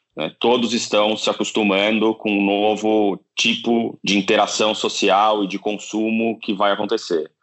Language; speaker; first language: Portuguese; native; Portuguese